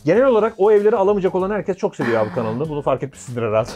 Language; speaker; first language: Turkish; native; Turkish